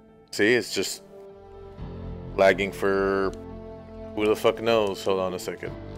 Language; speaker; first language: English; native; English